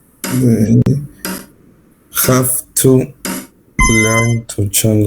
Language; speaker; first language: English; non-native, learner; Spanish